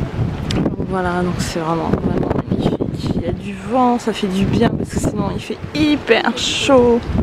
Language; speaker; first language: French; native; French